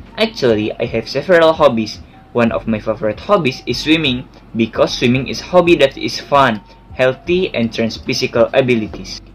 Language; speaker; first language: English; non-native, learner; Indonesian